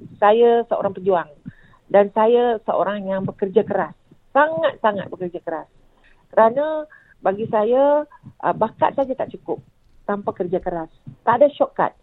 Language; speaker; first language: Malay; native; Malay